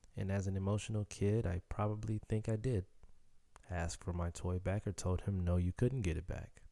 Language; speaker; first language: English; early bilingual, other home language; Haitian Creole